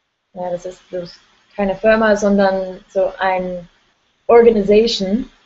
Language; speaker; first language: German; non-native, fluent; English